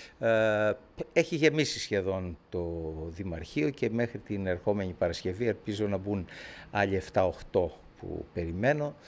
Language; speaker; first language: Greek; native; Greek